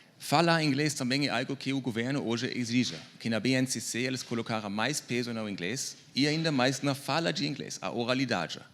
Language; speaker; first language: Portuguese; non-native, fluent; German